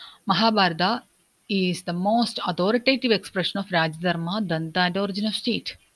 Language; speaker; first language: English; non-native, local second language; Malayalam